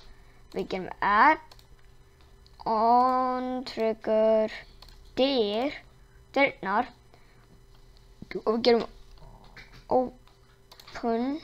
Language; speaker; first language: Icelandic; non-native, learner; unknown